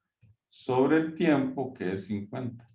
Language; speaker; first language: Spanish; native; Spanish